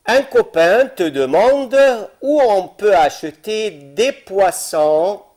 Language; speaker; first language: French; non-native, fluent; Arabic